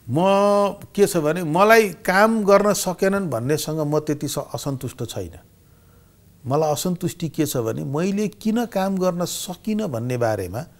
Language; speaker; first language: Nepali; native; Nepali